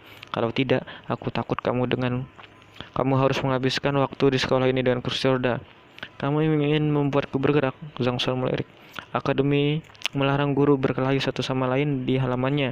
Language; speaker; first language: Indonesian; native; Indonesian